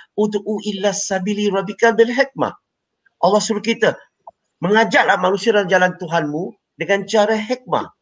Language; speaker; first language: Malay; non-native, local second language; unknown